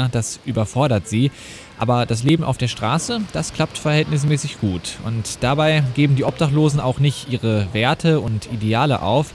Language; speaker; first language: German; native; German